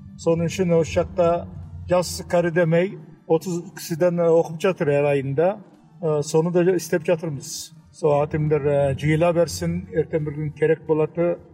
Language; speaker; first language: Kazakh; early bilingual, heritage; Kazakh